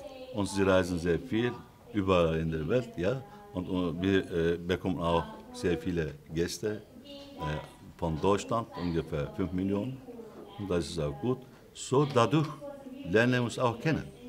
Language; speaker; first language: German; non-native, fluent; Turkish